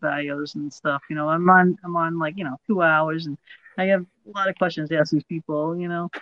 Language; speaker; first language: English; native; English